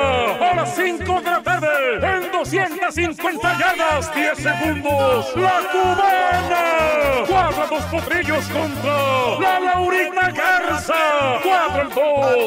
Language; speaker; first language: Spanish; native; Spanish